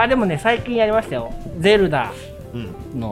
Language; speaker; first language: Japanese; native; Japanese